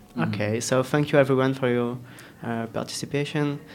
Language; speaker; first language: English; non-native, learner; French